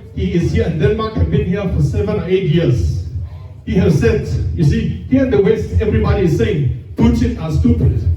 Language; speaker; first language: English; non-native, fluent; Danish